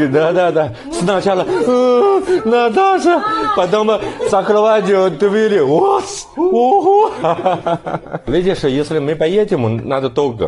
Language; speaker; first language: Russian; non-native, learner; Chinese